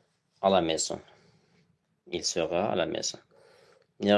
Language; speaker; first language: French; non-native, fluent; Azerbaijani